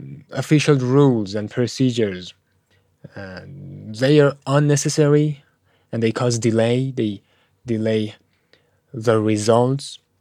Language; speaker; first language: English; non-native, fluent; Persian